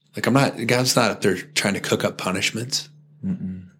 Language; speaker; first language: English; native; English